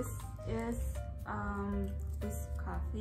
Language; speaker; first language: English; non-native, learner; Russian